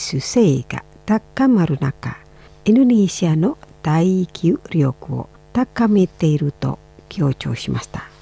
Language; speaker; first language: Japanese; non-native, fluent; Indonesian